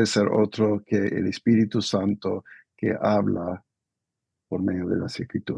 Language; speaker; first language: Spanish; non-native, fluent; English